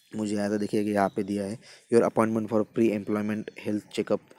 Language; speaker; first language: Hindi; non-native, local second language; Marathi